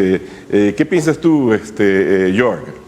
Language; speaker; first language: Spanish; native; Spanish